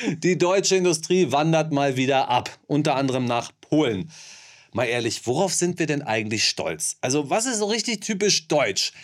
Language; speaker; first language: German; native; German